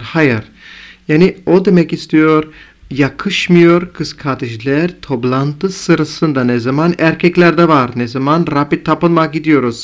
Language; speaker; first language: Turkish; non-native, fluent; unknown